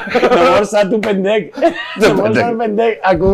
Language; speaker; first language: Indonesian; non-native, learner; Spanish